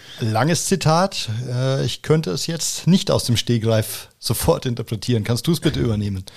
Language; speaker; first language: German; native; German